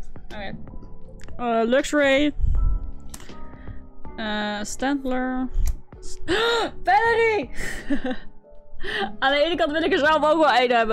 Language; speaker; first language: Dutch; native; Dutch